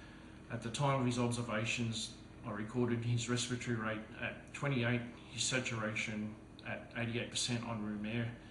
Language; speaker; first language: English; native; English